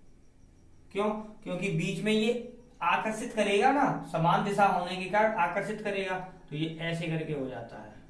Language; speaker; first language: Hindi; native; Hindi